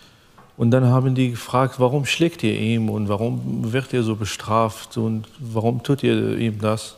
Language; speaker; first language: German; non-native, fluent; Arabic